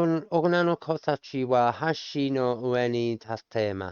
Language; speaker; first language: Japanese; non-native, learner; English